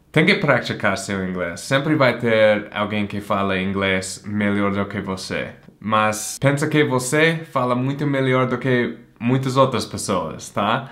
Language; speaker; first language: Portuguese; non-native, fluent; English